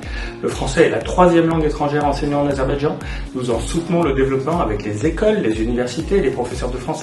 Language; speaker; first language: French; native; French